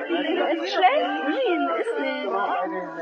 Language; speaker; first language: German; non-native, learner; Amharic